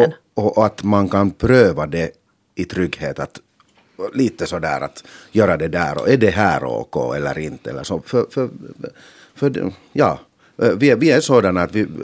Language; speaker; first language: Swedish; non-native, local second language; Finnish